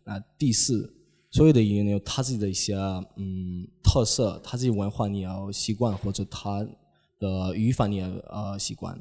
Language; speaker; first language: Chinese; non-native, fluent; Polish